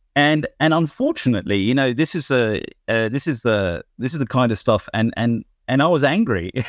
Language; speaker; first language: English; native; English